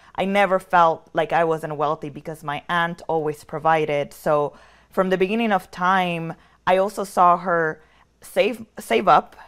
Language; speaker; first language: English; early bilingual, other home language; Spanish